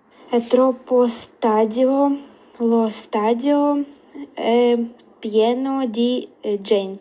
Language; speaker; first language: Italian; non-native, learner; Ukrainian